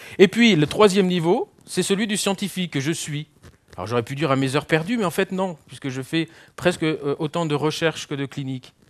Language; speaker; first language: French; native; French